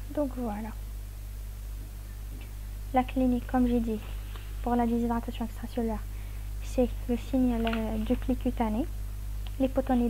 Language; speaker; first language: French; non-native, local second language; Arabic